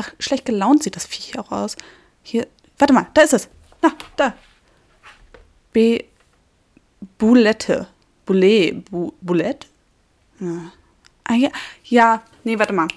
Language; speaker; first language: German; native; German